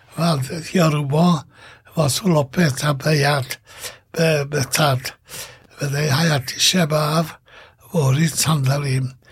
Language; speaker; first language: Hebrew; non-native, fluent; Hungarian